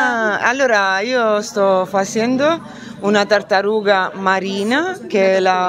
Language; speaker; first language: Spanish; non-native, learner; Italian